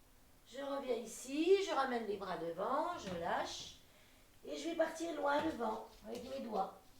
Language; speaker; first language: French; native; French